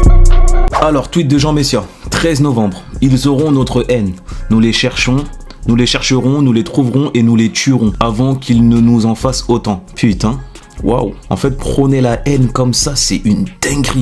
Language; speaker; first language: French; native; French